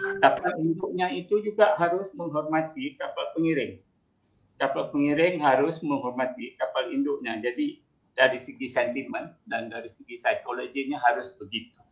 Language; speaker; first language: Malay; native; Malay